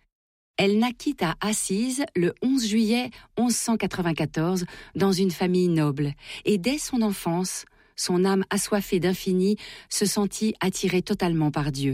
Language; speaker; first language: French; native; French